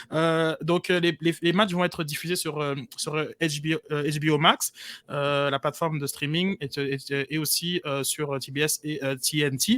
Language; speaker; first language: French; native; French